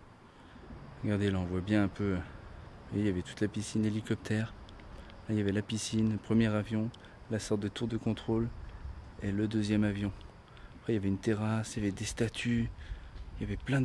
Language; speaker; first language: French; native; French